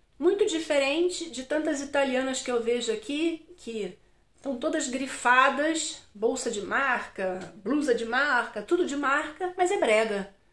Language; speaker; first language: Portuguese; native; Portuguese